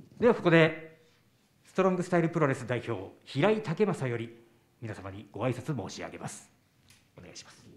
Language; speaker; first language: Japanese; native; Japanese